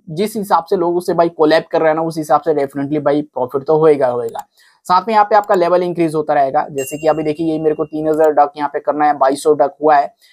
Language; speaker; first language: Hindi; native; Hindi